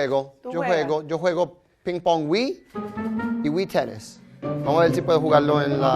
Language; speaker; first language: Spanish; early bilingual, heritage; Spanish